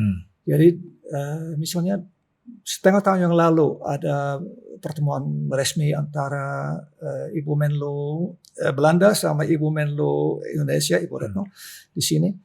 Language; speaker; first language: Indonesian; non-native, local second language; Dutch